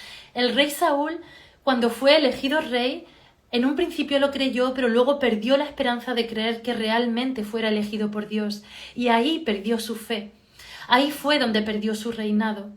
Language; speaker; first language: Spanish; native; Spanish